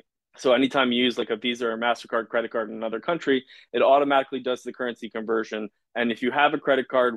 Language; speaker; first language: English; native; English